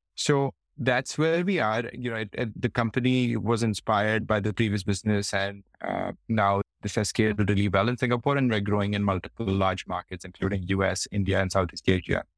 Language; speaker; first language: English; non-native, local second language; Hindi